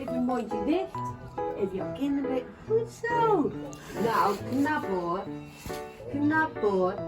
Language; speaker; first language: Dutch; native; Dutch